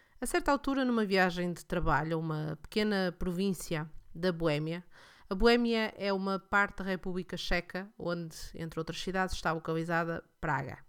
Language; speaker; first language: Portuguese; native; Portuguese